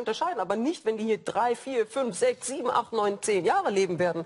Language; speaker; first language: German; early bilingual, other home language; Arabic